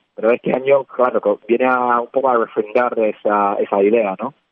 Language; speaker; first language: Spanish; non-native, fluent; English